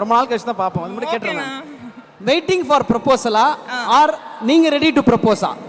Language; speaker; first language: Tamil; native; Tamil